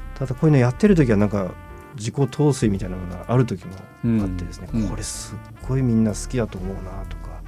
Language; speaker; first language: Japanese; native; Japanese